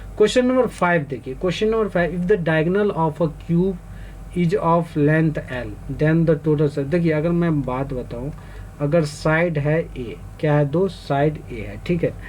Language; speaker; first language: Hindi; native; Hindi